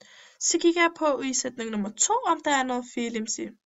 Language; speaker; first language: Danish; early bilingual, other home language; Turkish